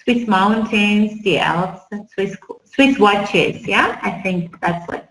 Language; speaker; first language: English; non-native, fluent; Armenian